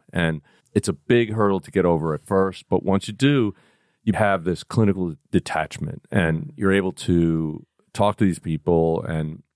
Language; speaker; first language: English; native; English